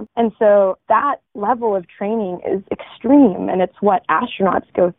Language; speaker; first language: English; early bilingual, other home language; Bangla